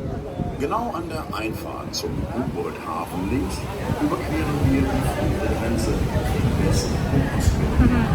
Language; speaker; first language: German; native; German